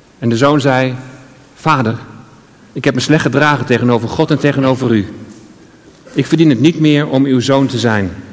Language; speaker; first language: Dutch; native; Dutch